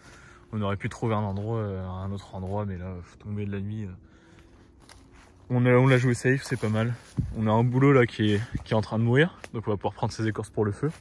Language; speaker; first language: French; native; French